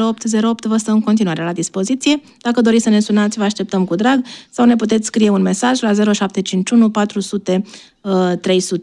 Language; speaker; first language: Romanian; native; Romanian